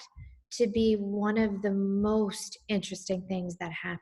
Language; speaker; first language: English; native; English